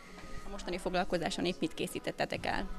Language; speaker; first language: Hungarian; native; Hungarian